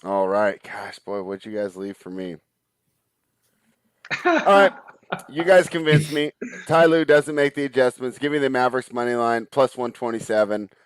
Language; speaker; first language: English; native; English